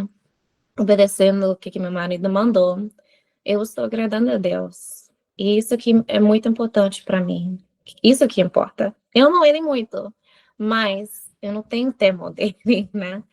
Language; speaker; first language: Portuguese; non-native, fluent; English